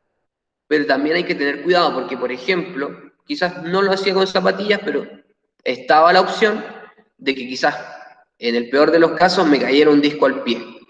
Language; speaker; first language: Spanish; native; Spanish